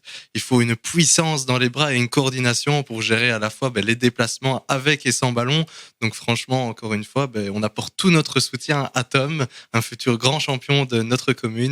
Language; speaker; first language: French; native; French